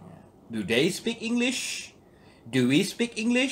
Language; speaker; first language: English; non-native, learner; Indonesian